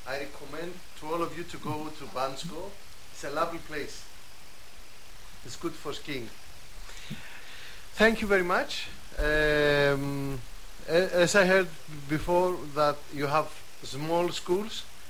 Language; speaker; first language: English; non-native, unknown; Greek